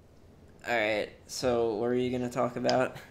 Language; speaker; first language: English; native; English